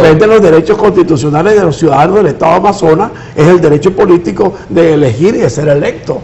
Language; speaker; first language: Spanish; native; Spanish